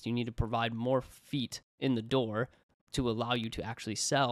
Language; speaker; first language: English; native; English